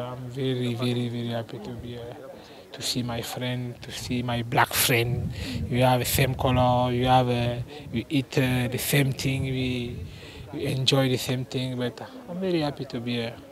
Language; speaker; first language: English; non-native, learner; French